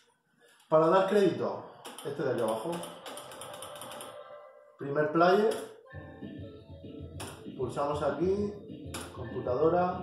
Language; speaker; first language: Spanish; native; Spanish